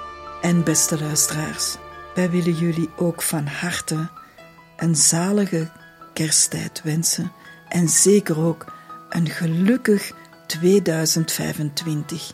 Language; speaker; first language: Dutch; native; Dutch